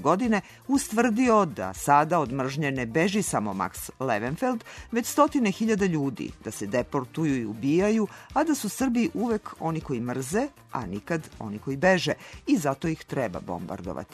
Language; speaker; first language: Serbian; native; Serbian